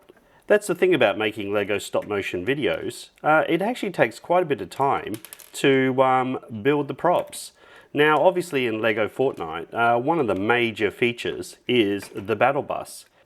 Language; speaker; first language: English; native; English